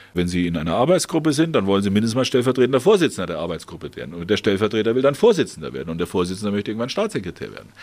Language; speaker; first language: German; native; German